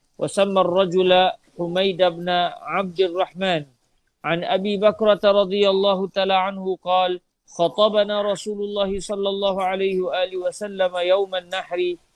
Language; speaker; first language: Arabic; non-native, fluent; Malay